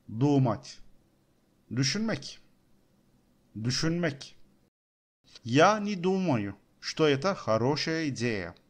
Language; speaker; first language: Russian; non-native, learner; Turkish